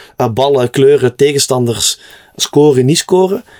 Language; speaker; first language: Dutch; native; Dutch